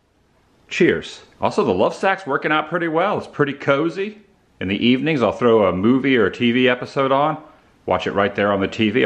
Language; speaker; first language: English; native; English